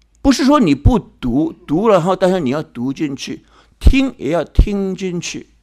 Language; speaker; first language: Chinese; early bilingual, heritage; Chinese